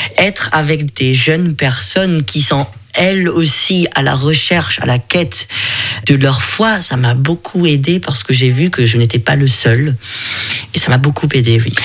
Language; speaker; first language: French; non-native, fluent; German